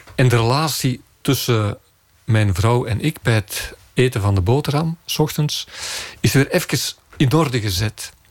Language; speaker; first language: Dutch; native; Dutch